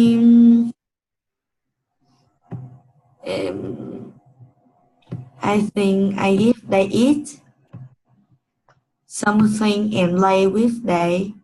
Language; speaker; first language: English; non-native, learner; Vietnamese